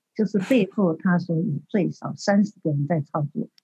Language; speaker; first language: Chinese; native; Chinese